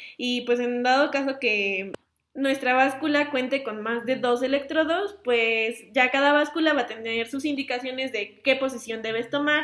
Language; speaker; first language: Spanish; native; Spanish